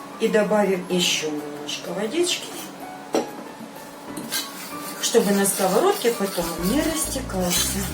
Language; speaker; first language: Russian; non-native, local second language; Ukrainian